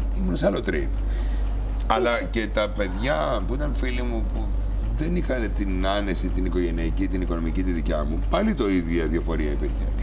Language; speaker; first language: Greek; native; Greek